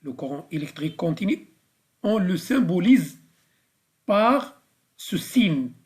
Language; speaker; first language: French; non-native, local second language; Arabic